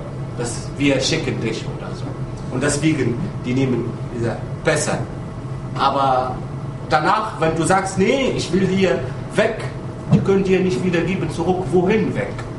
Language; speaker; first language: German; non-native, fluent; Arabic